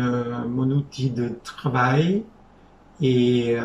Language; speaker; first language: French; non-native, fluent; Hungarian